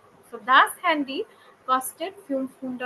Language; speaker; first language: German; non-native, fluent; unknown